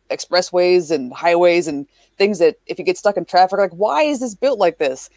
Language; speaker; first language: English; native; English